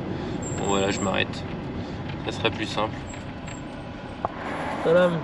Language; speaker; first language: French; native; French